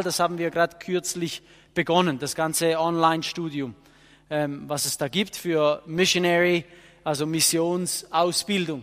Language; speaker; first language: German; non-native, fluent; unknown